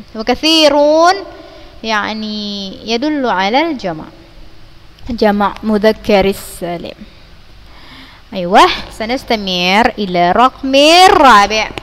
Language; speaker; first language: Arabic; non-native, fluent; Indonesian